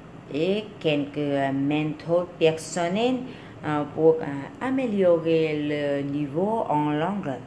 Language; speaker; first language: French; non-native, learner; Vietnamese